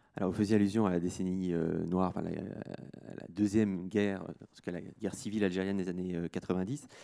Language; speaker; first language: French; native; French